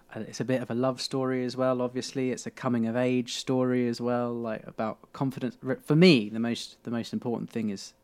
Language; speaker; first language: English; native; English